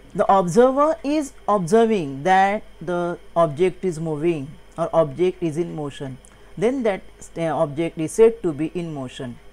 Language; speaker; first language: English; non-native, local second language; Marathi